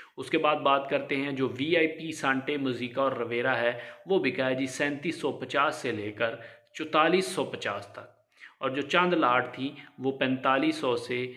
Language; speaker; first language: Urdu; non-native, local second language; Punjabi